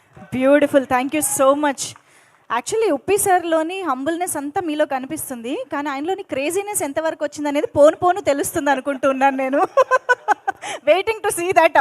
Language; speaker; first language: Telugu; native; Telugu